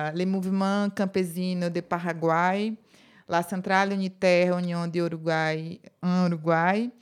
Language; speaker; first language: French; non-native, learner; Portuguese